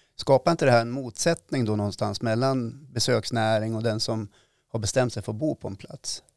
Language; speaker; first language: Swedish; native; Swedish